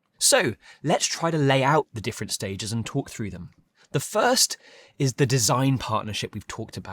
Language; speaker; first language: English; native; English